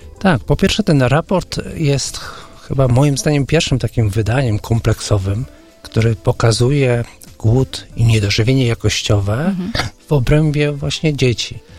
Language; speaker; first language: Polish; native; Polish